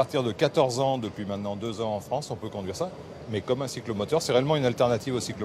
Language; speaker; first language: French; native; French